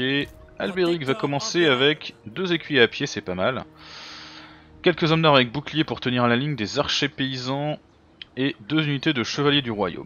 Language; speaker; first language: French; native; French